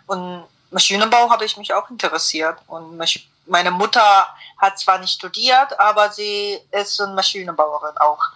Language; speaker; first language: German; non-native, fluent; Korean